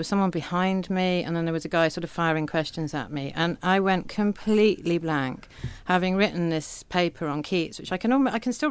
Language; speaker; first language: English; native; English